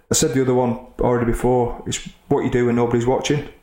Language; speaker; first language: English; native; English